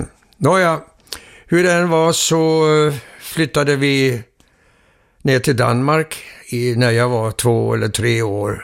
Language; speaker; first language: Swedish; early bilingual, heritage; Danish